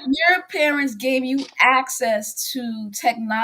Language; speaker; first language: English; native; English